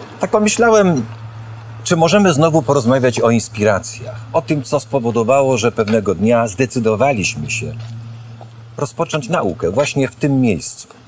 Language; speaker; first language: Polish; native; Polish